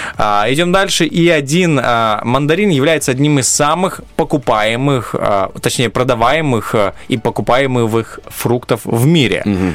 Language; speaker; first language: Russian; non-native, local second language; Romanian